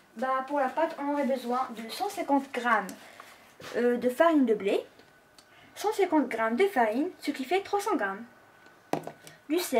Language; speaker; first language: French; non-native, local second language; Arabic